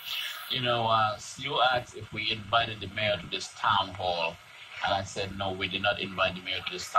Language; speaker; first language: English; native; English